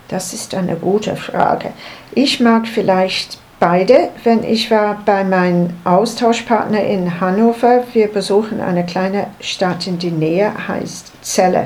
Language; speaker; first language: German; non-native, learner; English